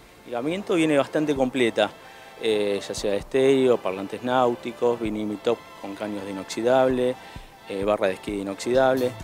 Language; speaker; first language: Spanish; native; Spanish